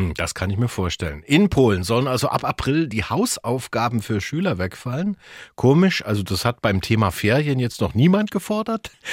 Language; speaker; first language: German; native; German